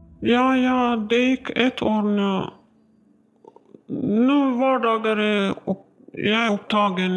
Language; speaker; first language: Swedish; non-native, learner; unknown